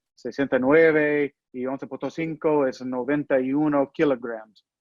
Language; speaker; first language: Spanish; non-native, learner; English